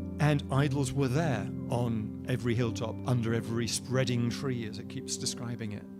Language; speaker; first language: English; native; English